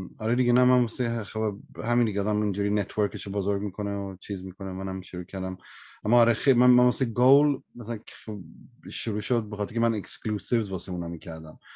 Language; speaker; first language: Persian; early bilingual, heritage; Persian